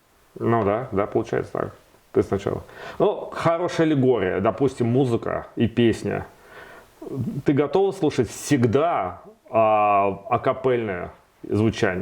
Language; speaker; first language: Russian; native; Russian